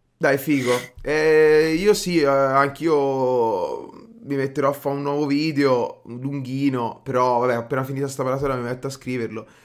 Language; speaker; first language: Italian; native; Italian